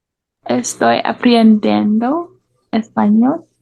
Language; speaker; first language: Spanish; non-native, learner; English